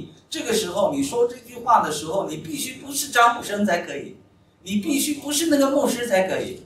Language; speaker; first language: Chinese; native; Chinese